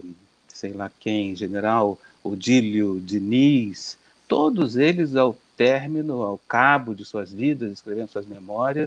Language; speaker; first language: Portuguese; native; Portuguese